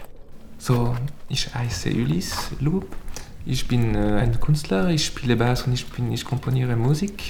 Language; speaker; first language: German; non-native, learner; French